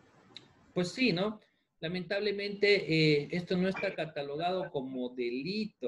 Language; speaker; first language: Spanish; native; Spanish